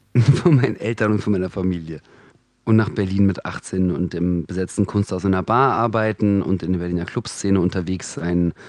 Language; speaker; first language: German; early bilingual, other home language; Russian